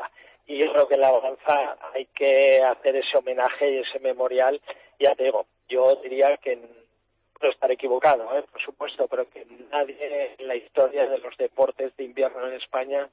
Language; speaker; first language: Spanish; native; Spanish